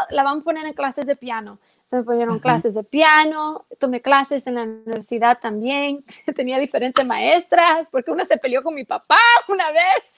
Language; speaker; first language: Spanish; early bilingual, heritage; Spanish